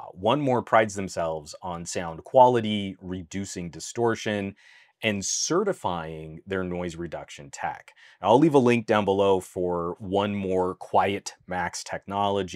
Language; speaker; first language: English; native; English